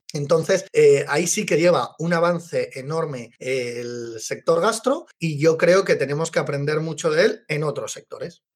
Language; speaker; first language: Spanish; native; Spanish